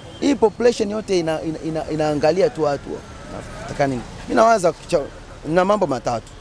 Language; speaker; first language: Swahili; native; Swahili